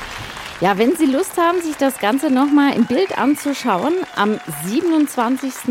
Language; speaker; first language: German; native; German